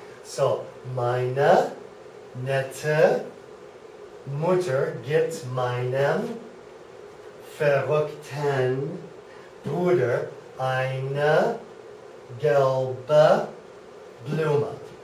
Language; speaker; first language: German; non-native, fluent; English